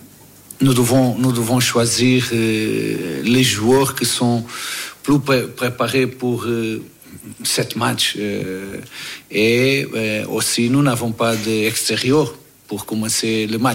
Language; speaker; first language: French; non-native, fluent; Portuguese